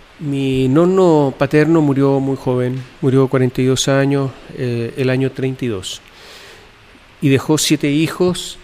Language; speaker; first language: Spanish; native; Spanish